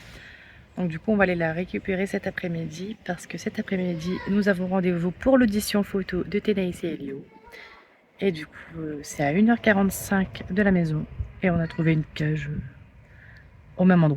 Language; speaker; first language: French; native; French